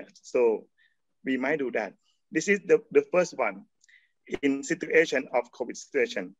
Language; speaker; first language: English; non-native, learner; Thai